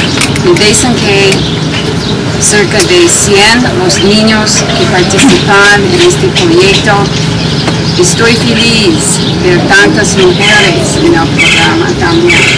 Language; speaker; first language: Spanish; non-native, fluent; English